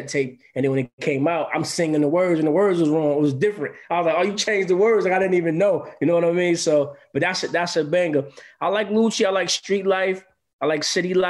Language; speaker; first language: English; native; English